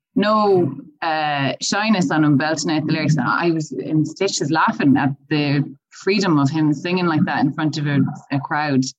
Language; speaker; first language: English; native; English